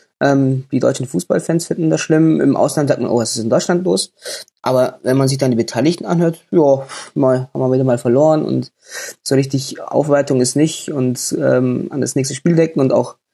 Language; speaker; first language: German; native; German